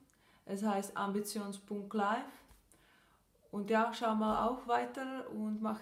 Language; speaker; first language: German; non-native, fluent; Czech